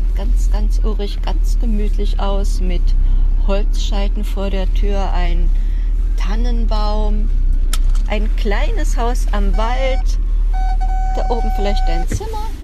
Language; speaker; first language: German; native; German